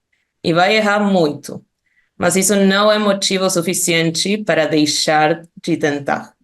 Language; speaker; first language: Portuguese; non-native, fluent; Spanish